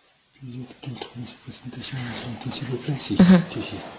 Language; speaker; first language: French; non-native, fluent; Spanish